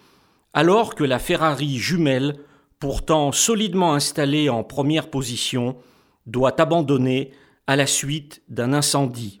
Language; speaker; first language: French; native; French